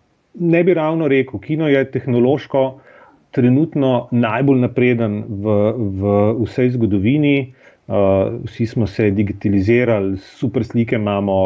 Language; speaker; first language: Slovenian; native; Slovenian